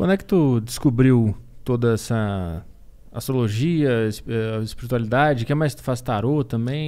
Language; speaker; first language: Portuguese; native; Portuguese